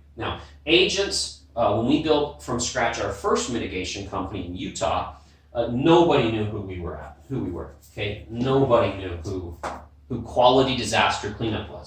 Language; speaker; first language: English; native; English